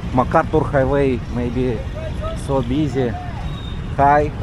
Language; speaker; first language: English; non-native, learner; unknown